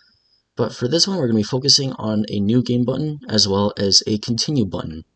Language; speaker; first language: English; native; English